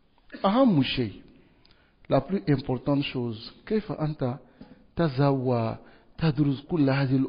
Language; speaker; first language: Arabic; non-native, fluent; Dyula